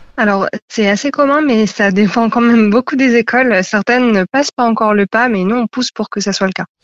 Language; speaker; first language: French; native; French